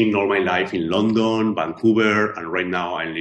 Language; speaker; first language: English; non-native, fluent; Spanish